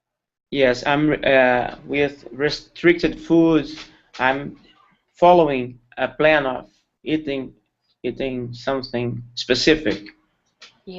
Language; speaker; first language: English; non-native, learner; Portuguese